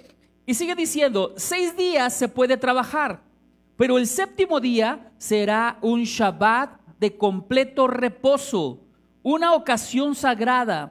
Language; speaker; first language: Spanish; native; Spanish